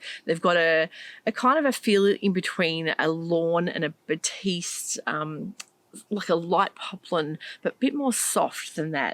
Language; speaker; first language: English; native; English